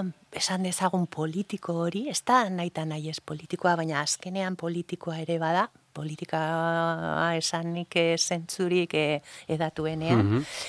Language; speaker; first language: Basque; non-native, local second language; Spanish